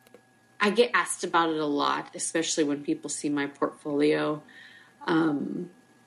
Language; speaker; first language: English; native; English